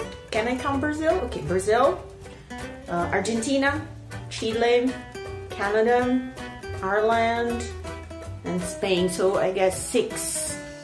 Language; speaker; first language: English; non-native, fluent; Portuguese